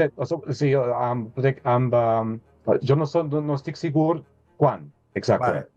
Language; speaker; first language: Catalan; non-native, learner; English